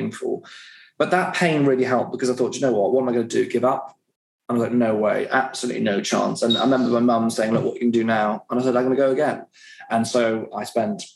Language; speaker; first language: English; native; English